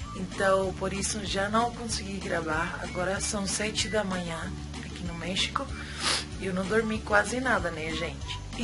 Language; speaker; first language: Portuguese; non-native, fluent; Spanish